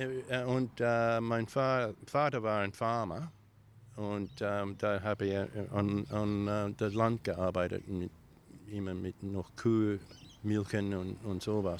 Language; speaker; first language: German; early bilingual, heritage; German